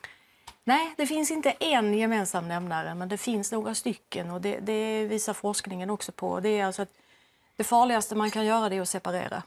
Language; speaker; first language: Swedish; native; Swedish